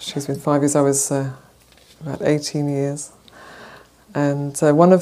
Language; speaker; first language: English; native; English